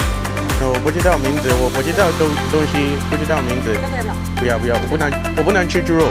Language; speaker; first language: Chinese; non-native, learner; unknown